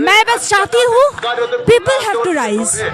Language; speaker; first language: Hindi; non-native, local second language; Bangla